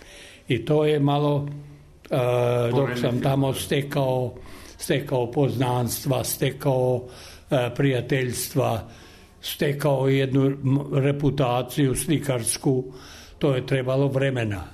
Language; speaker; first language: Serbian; non-native, local second language; Albanian